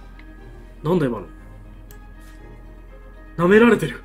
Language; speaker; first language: Japanese; native; Japanese